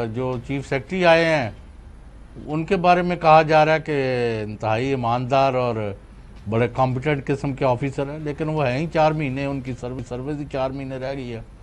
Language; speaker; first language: Urdu; non-native, local second language; Punjabi